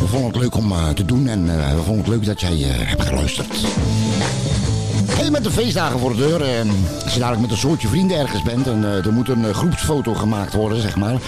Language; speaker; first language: Dutch; native; Dutch